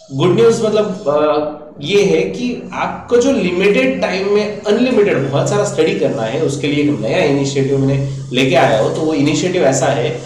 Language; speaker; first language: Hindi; non-native, local second language; Marathi